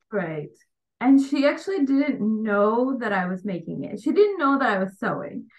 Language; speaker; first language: English; early bilingual, other home language; Bangla